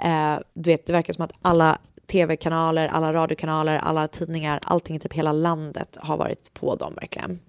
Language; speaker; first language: Swedish; native; Swedish